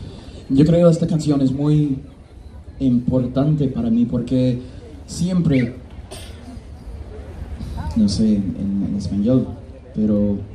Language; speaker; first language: Spanish; non-native, learner; English